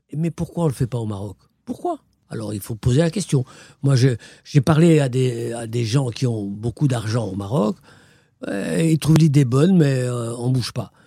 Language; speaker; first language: French; non-native, local second language; Arabic